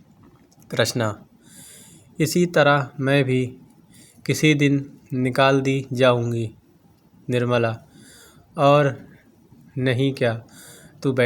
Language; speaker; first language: Hindi; native; Hindi